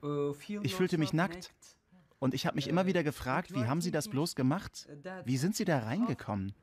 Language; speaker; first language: German; native; German